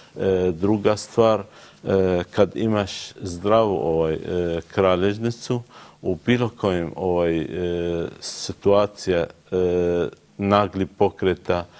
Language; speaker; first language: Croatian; non-native, learner; Arabic